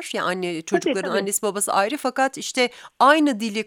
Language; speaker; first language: Turkish; native; Turkish